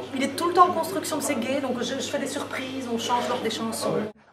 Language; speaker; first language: French; native; French